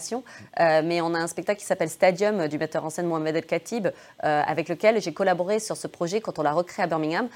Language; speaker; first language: French; early bilingual, other home language; English